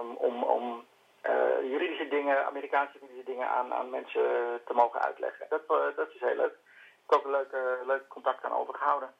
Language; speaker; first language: Dutch; native; Dutch